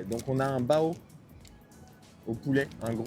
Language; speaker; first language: French; native; French